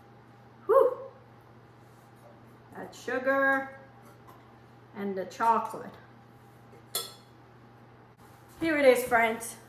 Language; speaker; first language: English; non-native, fluent; Portuguese